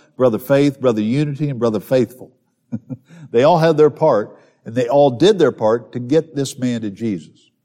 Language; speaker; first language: English; native; English